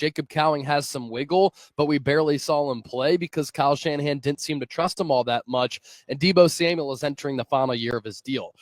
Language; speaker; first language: English; native; English